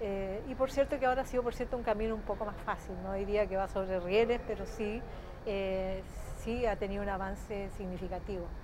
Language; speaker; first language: Spanish; native; Spanish